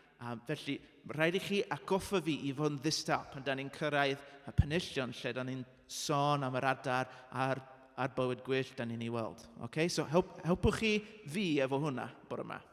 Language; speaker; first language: Welsh; non-native, local second language; English